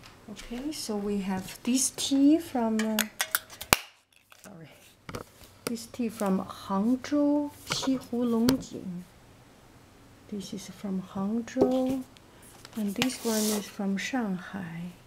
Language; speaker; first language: English; non-native, fluent; Chinese